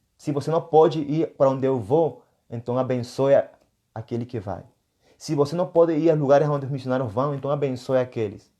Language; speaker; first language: Portuguese; non-native, fluent; Spanish